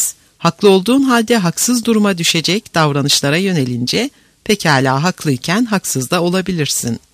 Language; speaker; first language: Turkish; native; Turkish